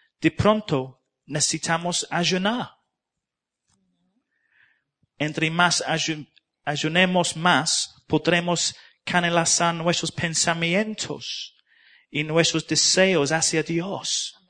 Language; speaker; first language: Spanish; non-native, learner; English